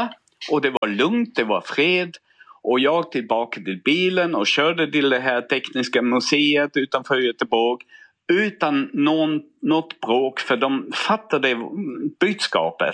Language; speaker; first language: Swedish; non-native, fluent; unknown